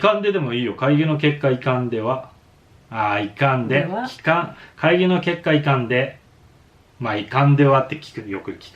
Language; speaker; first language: Japanese; native; Japanese